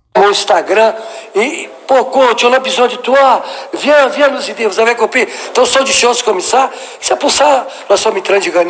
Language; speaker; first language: French; non-native, learner; Portuguese